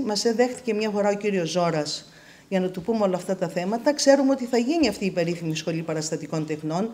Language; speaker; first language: Greek; native; Greek